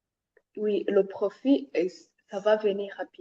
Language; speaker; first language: French; non-native, local second language; Rundi